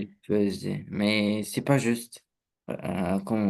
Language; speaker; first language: French; non-native, learner; Romanian